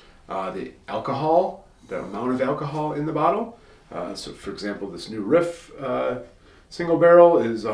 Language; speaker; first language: English; native; English